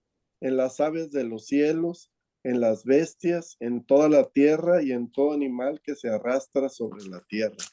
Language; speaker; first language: Spanish; native; Spanish